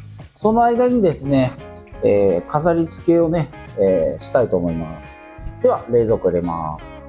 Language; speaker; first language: Japanese; native; Japanese